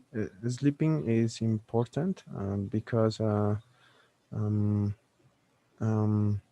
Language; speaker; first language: English; non-native, learner; Spanish